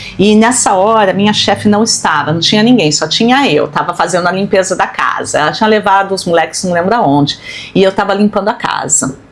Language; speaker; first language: Portuguese; native; Portuguese